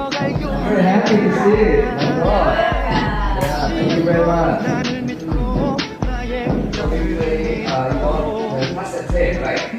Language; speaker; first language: English; non-native, fluent; Thai